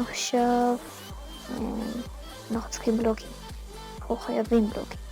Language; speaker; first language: Hebrew; native; Hebrew